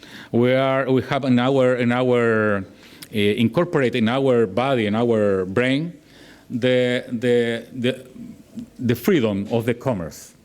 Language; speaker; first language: English; non-native, learner; Spanish